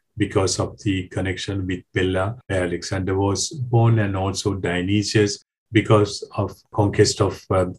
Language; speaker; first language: English; non-native, local second language; Sinhala